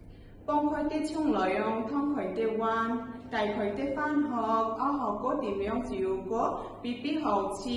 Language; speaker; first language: Cantonese; non-native, learner; Burmese